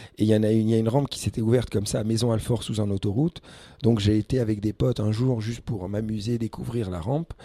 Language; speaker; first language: French; early bilingual, other home language; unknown